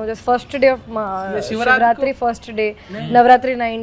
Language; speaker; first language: Telugu; non-native, local second language; Hindi